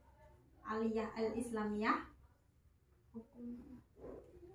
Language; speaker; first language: Arabic; non-native, learner; Indonesian